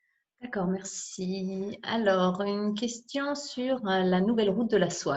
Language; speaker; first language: French; native; French